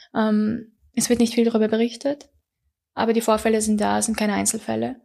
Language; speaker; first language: German; early bilingual, other home language; Persian